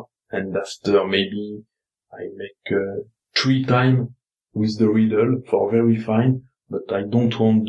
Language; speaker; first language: English; non-native, learner; French